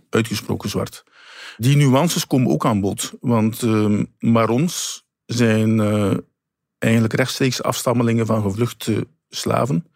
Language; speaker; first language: Dutch; native; Dutch